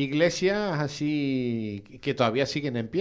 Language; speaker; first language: Spanish; native; Spanish